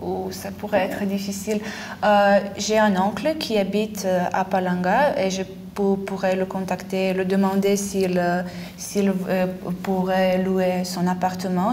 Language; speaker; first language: French; non-native, fluent; Lithuanian